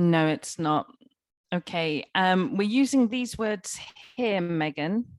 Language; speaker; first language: English; native; English